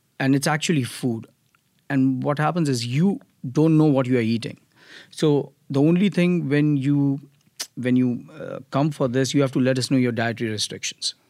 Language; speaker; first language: English; non-native, local second language; Gujarati